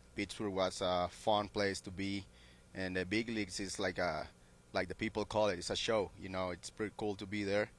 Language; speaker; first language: English; non-native, learner; Spanish